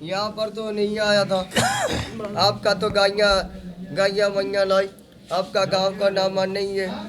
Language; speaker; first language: Hindi; non-native, local second language; Punjabi